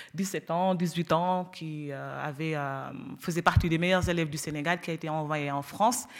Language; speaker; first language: French; non-native, local second language; Wolof